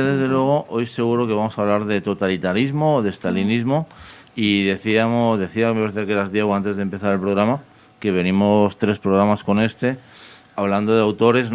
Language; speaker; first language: Spanish; native; Spanish